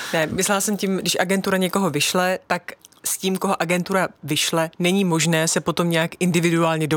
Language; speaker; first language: Czech; native; Czech